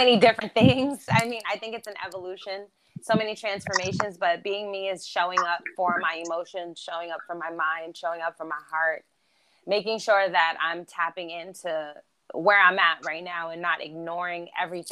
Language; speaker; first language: English; non-native, fluent; German